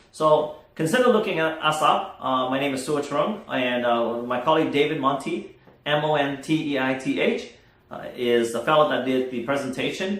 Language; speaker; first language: English; non-native, fluent; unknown